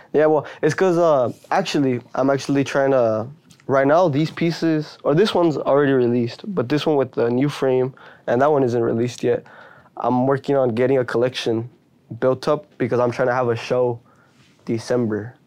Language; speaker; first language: English; early bilingual, other home language; Spanish